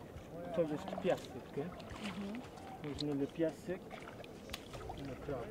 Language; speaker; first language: Polish; non-native, learner; Swahili